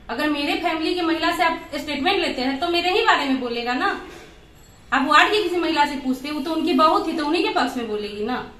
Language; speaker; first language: Hindi; native; Hindi